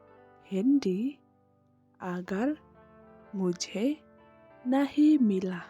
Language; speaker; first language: Hindi; non-native, learner; Khasi